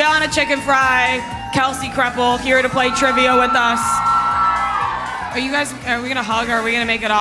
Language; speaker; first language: English; native; English